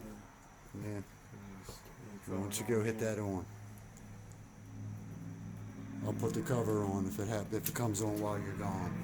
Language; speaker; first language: English; native; English